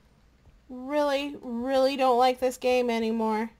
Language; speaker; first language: English; native; English